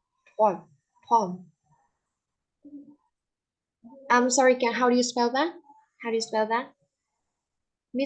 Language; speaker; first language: English; non-native, fluent; Vietnamese